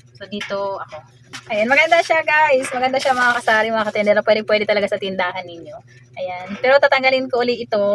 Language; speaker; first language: Filipino; native; Filipino